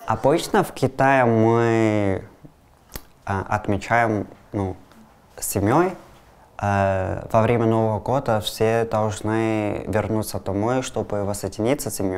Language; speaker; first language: Russian; non-native, learner; Chinese